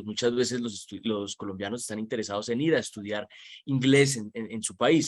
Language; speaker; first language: Spanish; native; Spanish